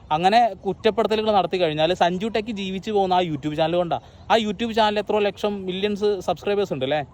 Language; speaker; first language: Malayalam; native; Malayalam